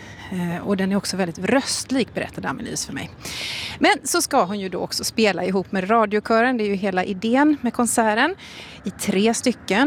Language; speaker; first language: Swedish; native; Swedish